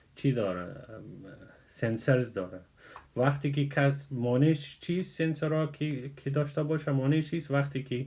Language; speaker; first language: Persian; non-native, local second language; Pashto